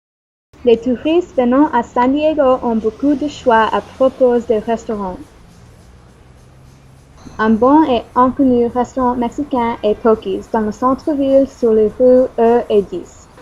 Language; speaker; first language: French; non-native, learner; English